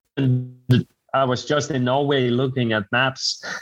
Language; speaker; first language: English; non-native, fluent; Danish